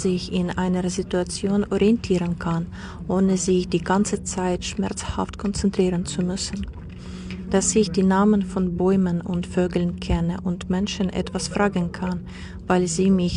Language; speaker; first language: German; non-native, fluent; Ukrainian